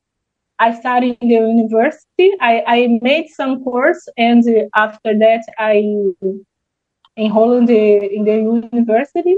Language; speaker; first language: English; non-native, learner; Portuguese